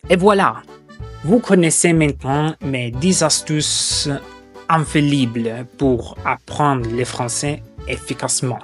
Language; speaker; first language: French; non-native, fluent; German